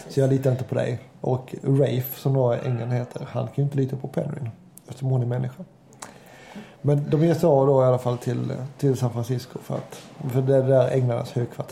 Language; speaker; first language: Swedish; native; Swedish